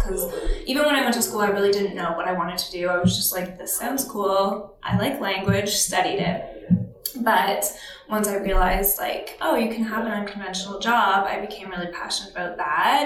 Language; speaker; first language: English; native; English